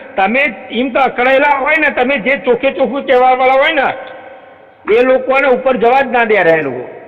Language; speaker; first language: Gujarati; native; Gujarati